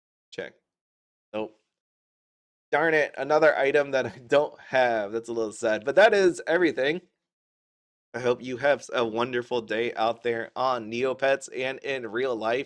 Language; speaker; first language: English; native; English